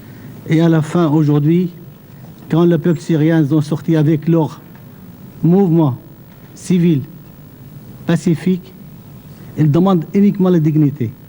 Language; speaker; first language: French; non-native, fluent; Arabic